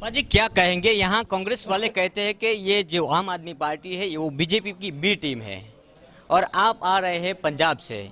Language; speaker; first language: Hindi; non-native, local second language; Gujarati